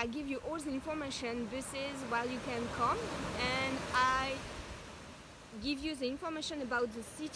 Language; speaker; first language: English; non-native, learner; French